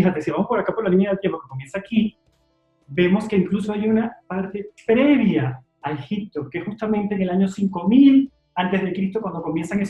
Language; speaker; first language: Spanish; native; Spanish